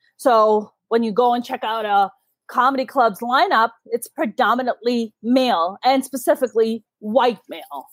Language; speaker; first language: English; early bilingual, other home language; Urdu